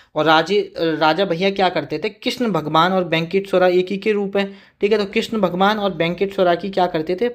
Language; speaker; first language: Hindi; native; Hindi